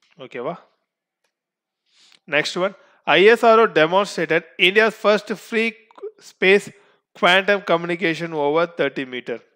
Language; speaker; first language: English; non-native, local second language; Tamil